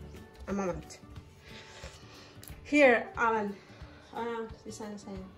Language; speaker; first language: English; non-native, learner; Indonesian